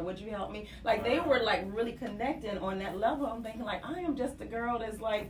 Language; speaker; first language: English; native; English